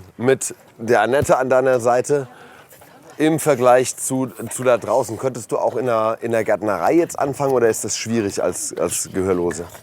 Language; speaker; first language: German; native; German